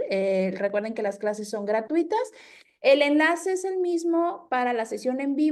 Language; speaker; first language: Spanish; native; Spanish